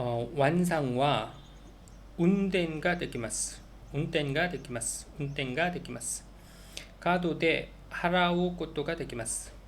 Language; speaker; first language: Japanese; non-native, learner; Korean